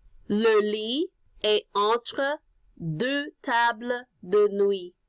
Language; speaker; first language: French; non-native, learner; English